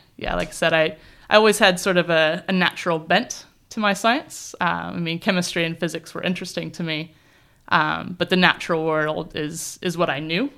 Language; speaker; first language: English; native; English